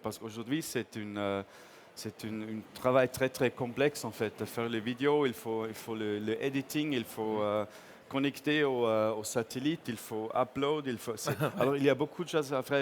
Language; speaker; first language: French; non-native, fluent; English